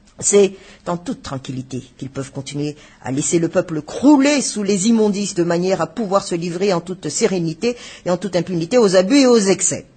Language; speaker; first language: French; non-native, local second language; Malagasy